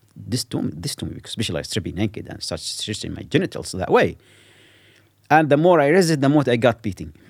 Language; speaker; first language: English; non-native, fluent; Arabic